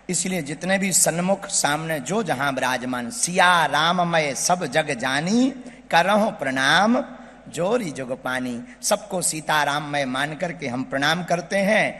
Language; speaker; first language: Hindi; native; Hindi